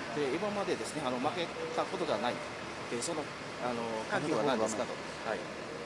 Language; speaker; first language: Japanese; non-native, learner; Indonesian